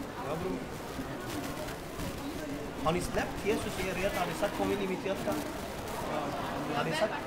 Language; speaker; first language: Swedish; non-native, fluent; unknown